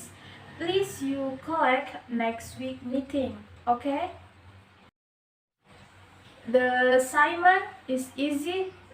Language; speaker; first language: English; non-native, learner; Indonesian